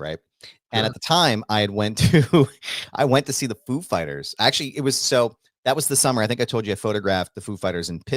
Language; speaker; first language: English; native; English